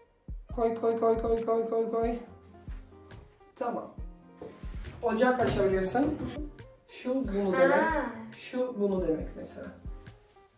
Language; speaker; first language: Turkish; early bilingual, heritage; Turkish